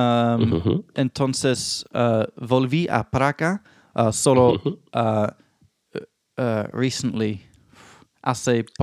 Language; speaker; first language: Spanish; non-native, learner; English